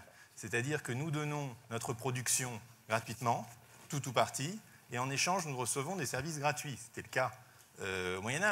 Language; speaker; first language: French; native; French